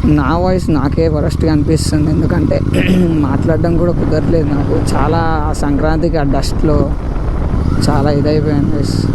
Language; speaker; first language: Telugu; non-native, local second language; Urdu